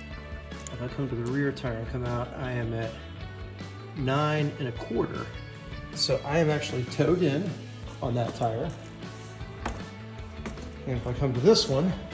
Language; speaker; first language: English; native; English